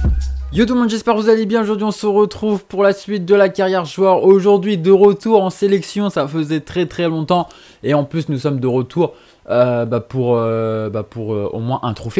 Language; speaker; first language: French; native; French